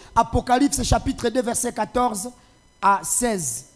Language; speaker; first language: French; non-native, local second language; Swahili